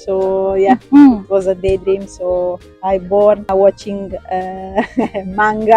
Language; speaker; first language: English; non-native, fluent; Italian